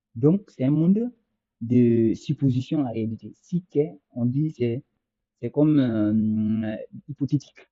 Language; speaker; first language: French; non-native, local second language; Fula